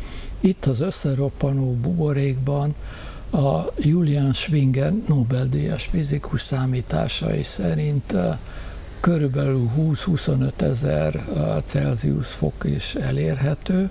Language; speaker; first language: Hungarian; native; Hungarian